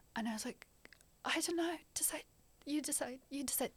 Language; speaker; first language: English; non-native, fluent; Ukrainian